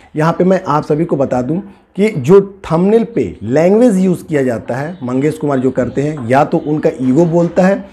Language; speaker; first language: Hindi; native; Hindi